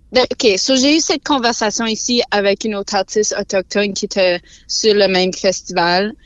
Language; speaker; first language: French; native; French